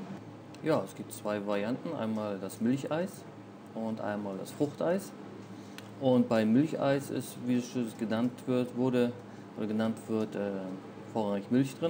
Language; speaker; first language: German; native; German